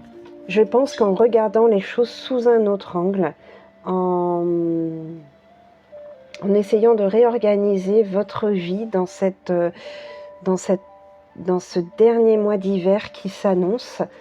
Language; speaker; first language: French; native; French